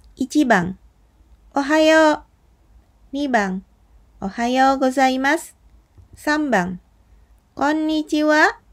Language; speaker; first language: Japanese; non-native, fluent; Indonesian